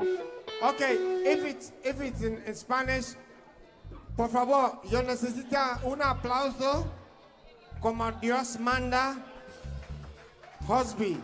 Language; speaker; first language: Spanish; non-native, fluent; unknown